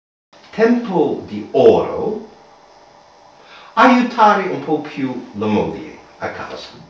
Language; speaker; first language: Italian; non-native, fluent; English